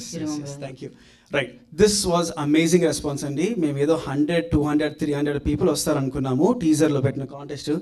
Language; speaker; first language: Telugu; native; Telugu